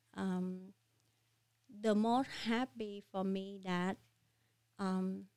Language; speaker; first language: English; non-native, learner; Vietnamese